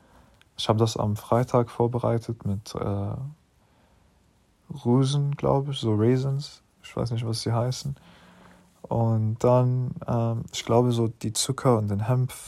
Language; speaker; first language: German; non-native, learner; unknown